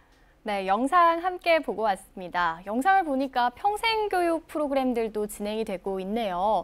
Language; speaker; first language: Korean; native; Korean